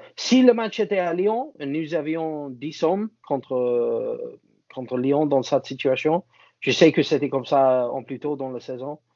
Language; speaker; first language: French; non-native, fluent; English